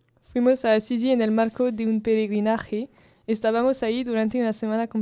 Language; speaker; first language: Spanish; non-native, learner; French